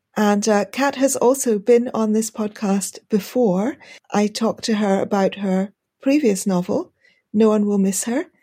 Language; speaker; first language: English; native; English